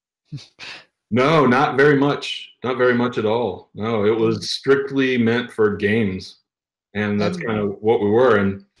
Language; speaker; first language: English; native; English